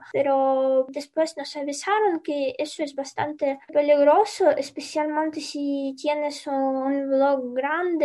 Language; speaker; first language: Spanish; non-native, fluent; Ukrainian